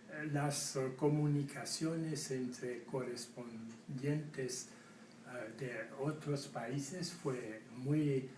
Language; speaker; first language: Spanish; non-native, fluent; French